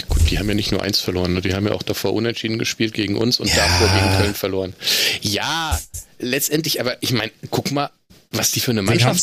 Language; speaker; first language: German; native; German